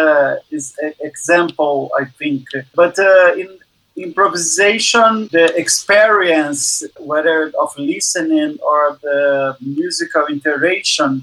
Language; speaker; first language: English; non-native, learner; Portuguese